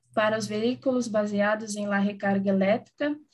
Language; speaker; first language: Spanish; non-native, learner; Portuguese